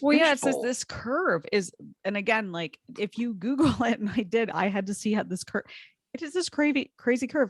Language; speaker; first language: English; native; English